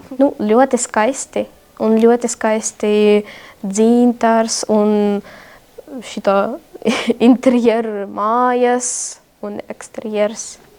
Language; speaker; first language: Latvian; non-native, learner; Ukrainian